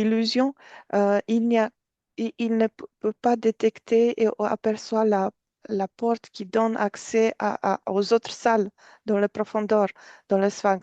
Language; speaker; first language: French; non-native, fluent; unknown